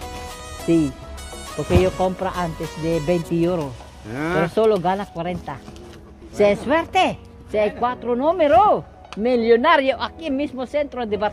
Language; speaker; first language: Spanish; non-native, learner; Filipino